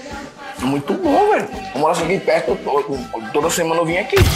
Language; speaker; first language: Portuguese; native; Portuguese